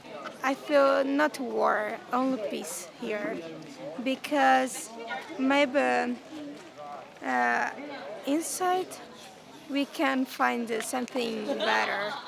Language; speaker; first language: English; non-native, learner; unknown